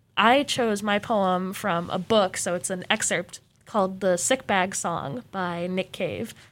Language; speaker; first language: English; native; English